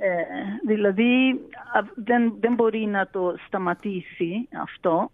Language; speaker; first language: Greek; early bilingual, heritage; Greek